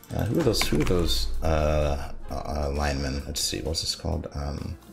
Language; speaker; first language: English; native; English